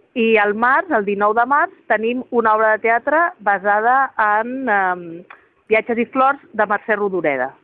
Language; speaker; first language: Catalan; native; Catalan